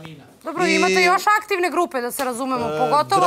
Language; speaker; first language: Serbian; native; Serbian